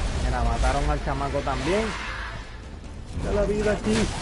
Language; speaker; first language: Spanish; native; Spanish